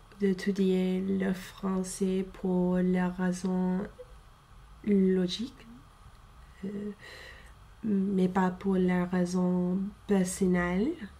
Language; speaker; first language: French; non-native, fluent; English